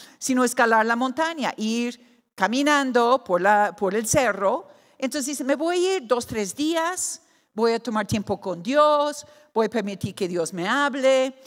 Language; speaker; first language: Spanish; non-native, fluent; English